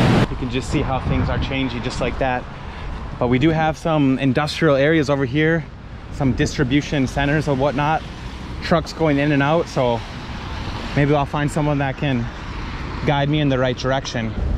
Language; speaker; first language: English; native; English